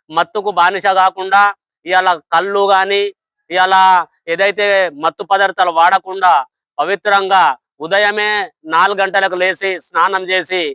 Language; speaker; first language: Telugu; non-native, local second language; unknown